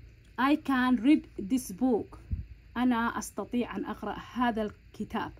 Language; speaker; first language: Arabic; non-native, local second language; Somali